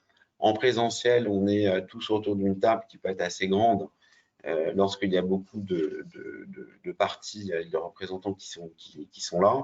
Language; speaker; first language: French; native; French